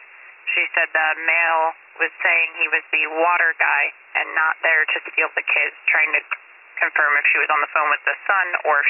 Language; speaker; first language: English; native; English